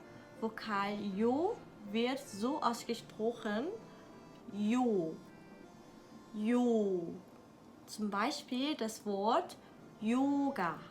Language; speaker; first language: German; non-native, learner; Korean